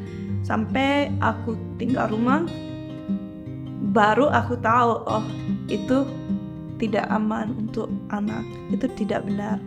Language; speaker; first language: Indonesian; early bilingual, heritage; English